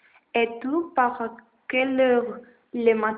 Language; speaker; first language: French; non-native, learner; Spanish